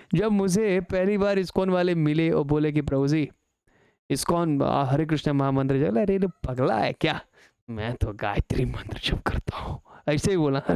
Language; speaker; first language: Hindi; native; Hindi